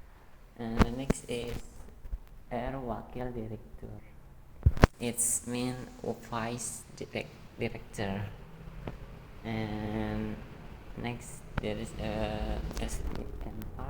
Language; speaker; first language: English; non-native, learner; Indonesian